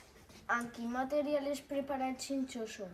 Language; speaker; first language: Catalan; non-native, local second language; Spanish